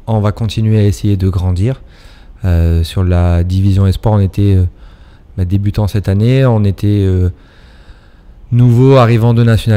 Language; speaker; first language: French; native; French